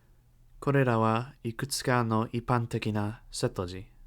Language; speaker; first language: Japanese; non-native, learner; English